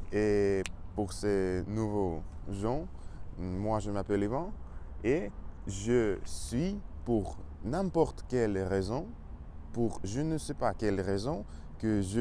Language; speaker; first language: French; non-native, learner; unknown